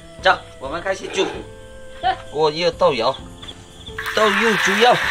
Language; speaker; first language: Chinese; native; Chinese